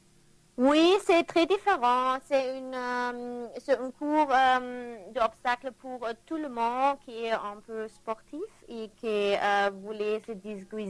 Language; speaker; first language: French; non-native, learner; German